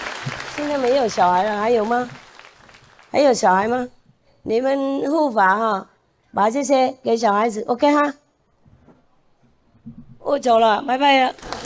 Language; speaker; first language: Chinese; non-native, fluent; Vietnamese